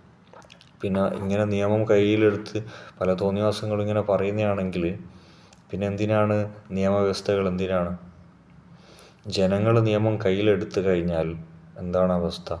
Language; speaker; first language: Malayalam; native; Malayalam